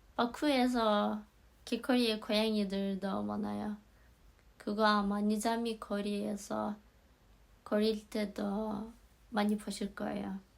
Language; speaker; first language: Korean; non-native, fluent; Azerbaijani